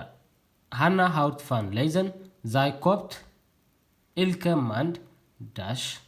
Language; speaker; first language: Dutch; non-native, fluent; Tigrinya